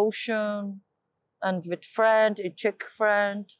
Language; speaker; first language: English; non-native, learner; Czech